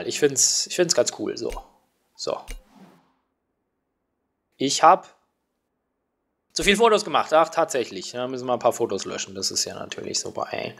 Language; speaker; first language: German; native; German